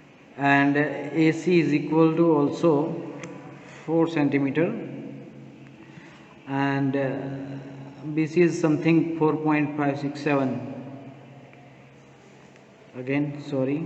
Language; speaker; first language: Hindi; native; Hindi